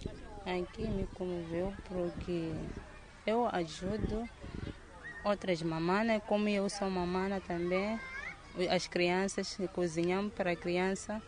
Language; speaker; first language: Portuguese; non-native, local second language; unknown